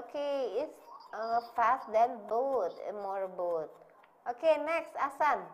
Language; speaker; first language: English; non-native, learner; Indonesian